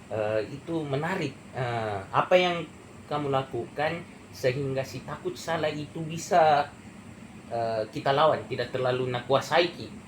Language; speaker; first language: Indonesian; native; Indonesian